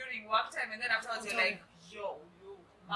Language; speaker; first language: English; non-native, local second language; Swahili